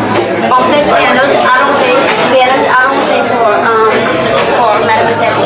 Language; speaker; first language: French; non-native, learner; English